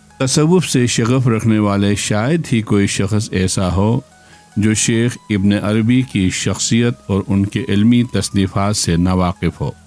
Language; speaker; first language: Urdu; non-native, local second language; Brahui